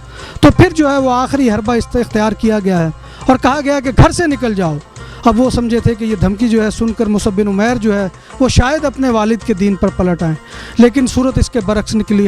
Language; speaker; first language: Urdu; native; Urdu